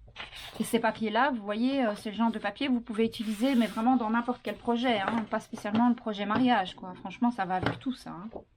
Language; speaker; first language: French; native; French